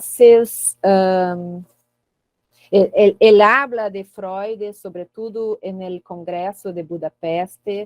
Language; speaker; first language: Spanish; non-native, learner; Portuguese